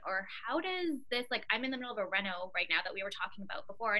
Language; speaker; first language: English; native; English